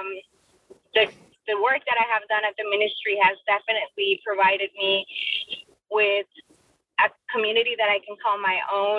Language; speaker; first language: English; non-native, fluent; Spanish